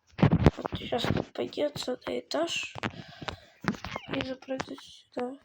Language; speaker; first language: Russian; native; Russian